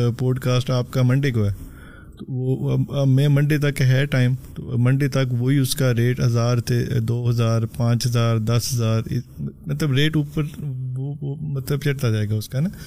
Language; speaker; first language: Urdu; non-native, local second language; Punjabi